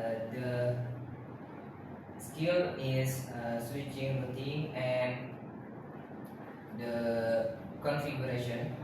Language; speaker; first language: English; non-native, learner; Indonesian